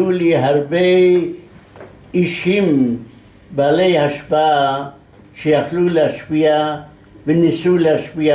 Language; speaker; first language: Hebrew; non-native, fluent; Yiddish